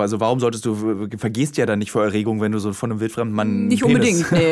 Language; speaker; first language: German; native; German